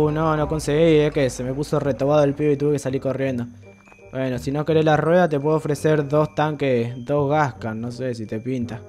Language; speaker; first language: Spanish; native; Spanish